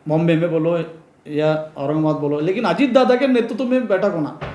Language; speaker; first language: Hindi; non-native, local second language; Urdu